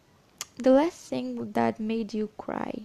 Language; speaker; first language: English; non-native, learner; Portuguese